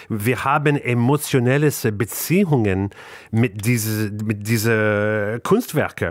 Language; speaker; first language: German; non-native, learner; English